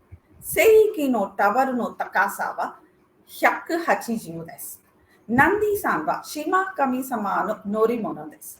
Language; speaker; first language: Japanese; non-native, learner; Tamil